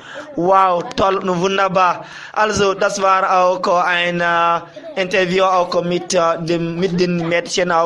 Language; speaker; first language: German; non-native, learner; Bambara